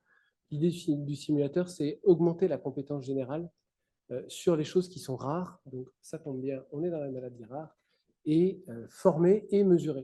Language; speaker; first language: French; native; French